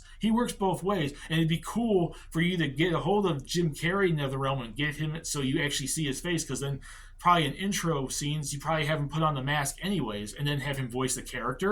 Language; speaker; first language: English; native; English